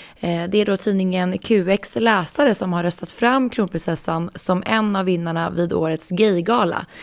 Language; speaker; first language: Swedish; native; Swedish